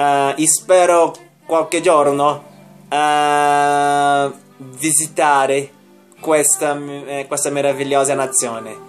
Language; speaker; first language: Italian; non-native, learner; Portuguese